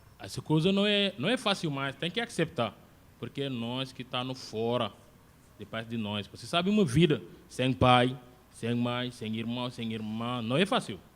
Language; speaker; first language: Portuguese; non-native, learner; Wolof